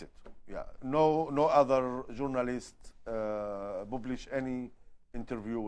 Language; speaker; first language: English; non-native, learner; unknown